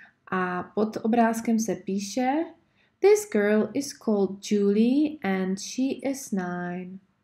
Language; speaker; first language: English; non-native, fluent; Czech